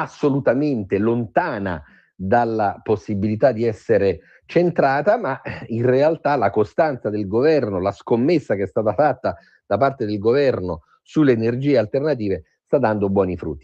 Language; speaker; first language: Italian; native; Italian